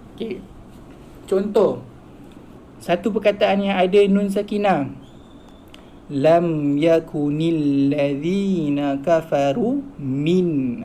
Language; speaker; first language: Malay; native; Malay